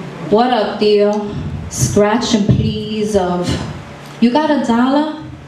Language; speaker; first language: English; early bilingual, other home language; Spanish